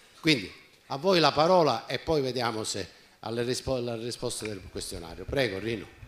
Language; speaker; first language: Italian; native; Italian